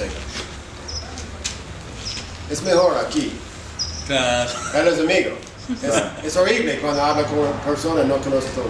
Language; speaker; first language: Spanish; non-native, learner; English